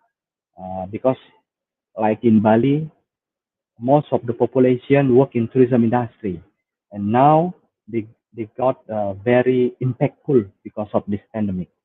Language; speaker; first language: English; non-native, fluent; Indonesian